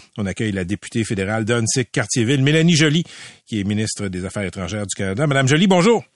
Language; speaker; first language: French; native; French